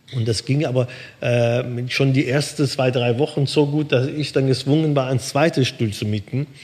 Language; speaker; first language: German; early bilingual, other home language; Persian